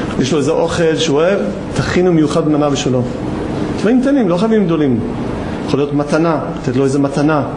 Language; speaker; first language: Hebrew; non-native, fluent; English